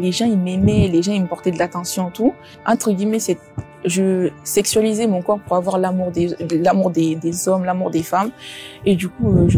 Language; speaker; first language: French; early bilingual, other home language; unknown